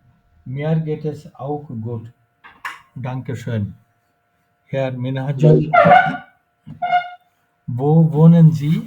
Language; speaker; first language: German; non-native, fluent; Bangla